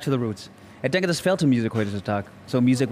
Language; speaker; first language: German; non-native, learner; English